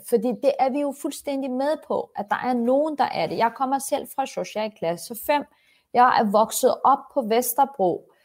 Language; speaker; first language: Danish; early bilingual, other home language; Turkish